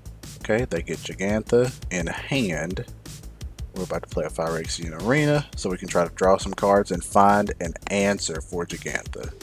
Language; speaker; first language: English; native; English